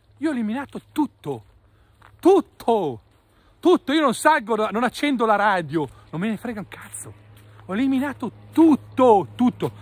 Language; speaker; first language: Italian; native; Italian